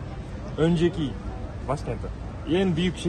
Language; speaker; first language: Turkish; non-native, fluent; Kazakh